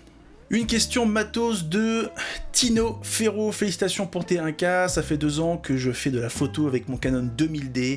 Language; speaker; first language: French; native; French